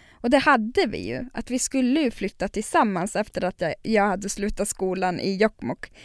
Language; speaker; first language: Swedish; non-native, local second language; Northern Sami